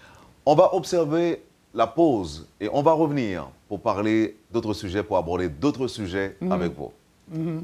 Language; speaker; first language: French; native; French